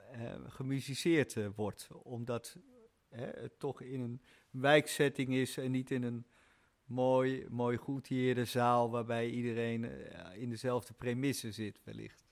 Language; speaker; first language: Dutch; native; Dutch